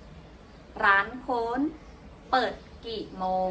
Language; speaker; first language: Thai; non-native, fluent; Burmese